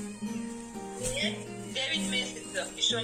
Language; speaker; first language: Russian; non-native, learner; Tajik